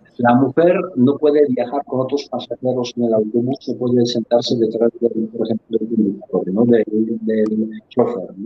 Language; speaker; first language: Spanish; non-native, fluent; Polish